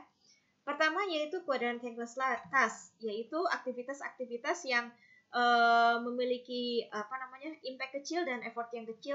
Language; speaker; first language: Indonesian; native; Indonesian